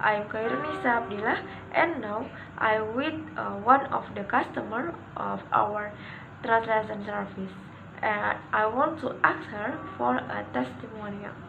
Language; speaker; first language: English; non-native, learner; Indonesian